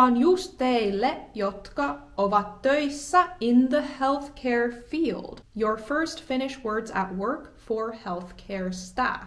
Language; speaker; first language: Finnish; native; Finnish